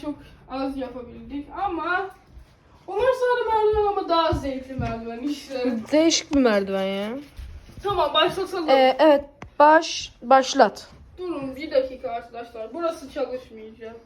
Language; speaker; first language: Turkish; early bilingual, heritage; Turkish